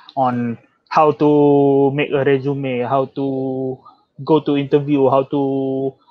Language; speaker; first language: English; non-native, local second language; Malay